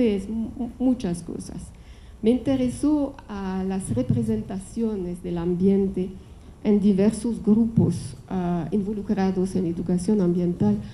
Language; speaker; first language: Spanish; non-native, fluent; French